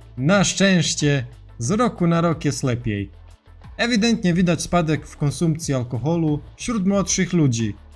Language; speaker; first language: Polish; non-native, fluent; Serbian